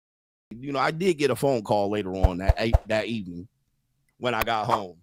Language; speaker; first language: English; native; English